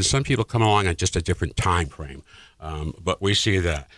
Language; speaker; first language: English; native; English